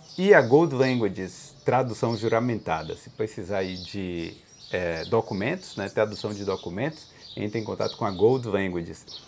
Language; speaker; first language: Portuguese; native; Portuguese